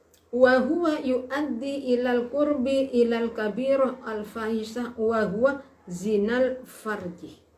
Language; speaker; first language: Arabic; non-native, fluent; Javanese